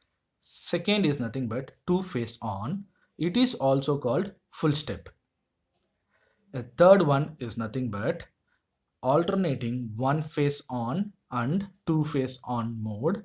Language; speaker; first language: English; non-native, local second language; Tamil